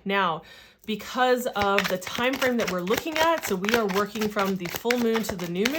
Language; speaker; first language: English; native; English